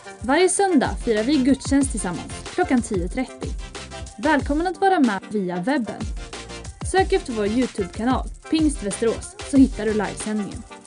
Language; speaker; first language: Swedish; native; Swedish